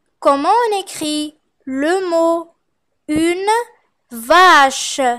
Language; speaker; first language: French; non-native, fluent; Arabic